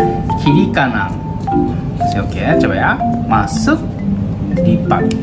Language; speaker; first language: Indonesian; non-native, learner; Japanese